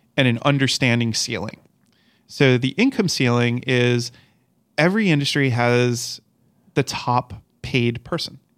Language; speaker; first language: English; native; English